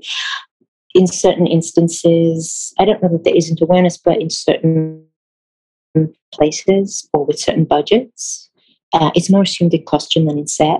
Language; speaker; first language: English; non-native, fluent; Hebrew